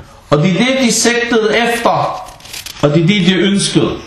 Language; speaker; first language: Danish; early bilingual, other home language; Arabic